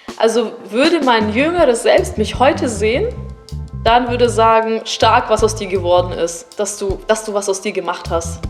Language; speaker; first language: German; early bilingual, other home language; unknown